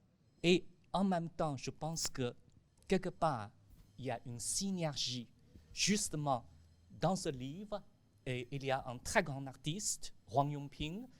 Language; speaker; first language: French; non-native, fluent; Chinese